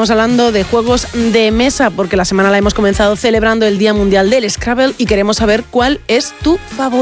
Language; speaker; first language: Spanish; native; Spanish